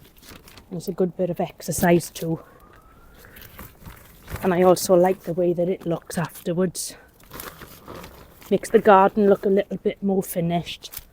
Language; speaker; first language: English; native; English